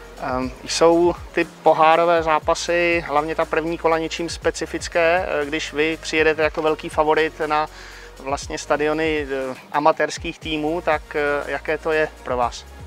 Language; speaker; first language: Czech; native; Czech